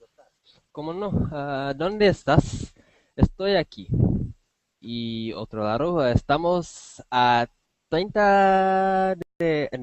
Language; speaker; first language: Spanish; non-native, learner; English